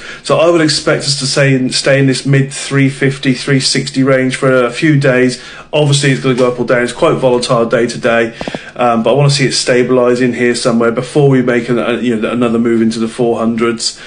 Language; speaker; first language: English; native; English